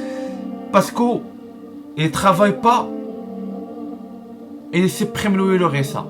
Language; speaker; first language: French; non-native, learner; Arabic